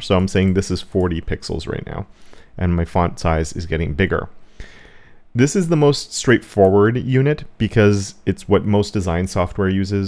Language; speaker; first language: English; native; English